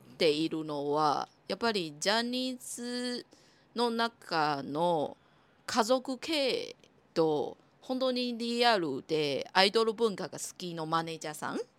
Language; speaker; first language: Japanese; non-native, fluent; Cantonese